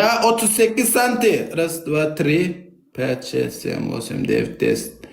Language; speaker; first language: Russian; non-native, learner; Turkmen